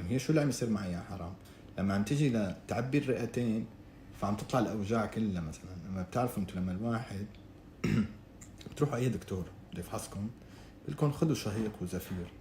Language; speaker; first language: Arabic; native; Arabic